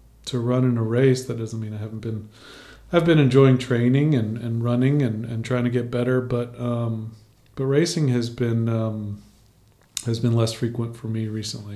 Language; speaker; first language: English; native; English